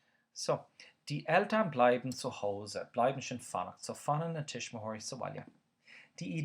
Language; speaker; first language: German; non-native, fluent; Irish